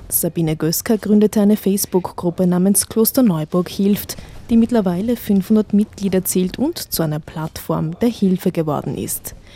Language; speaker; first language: German; native; German